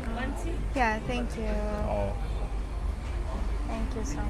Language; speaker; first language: English; non-native, fluent; Persian